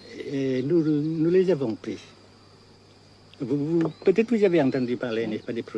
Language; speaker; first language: French; non-native, fluent; Vietnamese